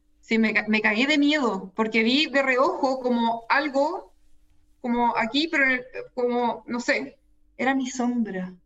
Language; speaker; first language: Spanish; native; Spanish